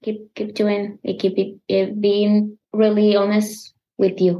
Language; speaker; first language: English; non-native, fluent; Spanish